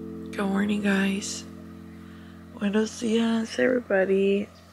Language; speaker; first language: English; early bilingual, other home language; Spanish